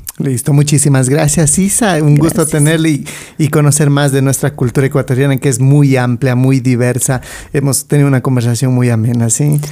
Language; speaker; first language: Spanish; native; Spanish